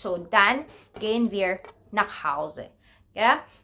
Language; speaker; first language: German; non-native, learner; Filipino